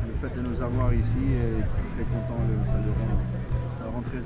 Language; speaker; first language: French; native; French